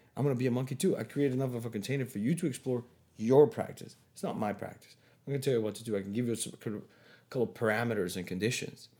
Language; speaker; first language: English; non-native, fluent; Spanish